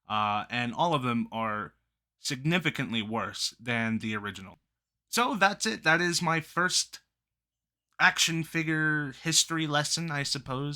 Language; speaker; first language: English; native; English